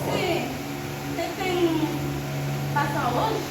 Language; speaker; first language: Portuguese; non-native, learner; Haitian Creole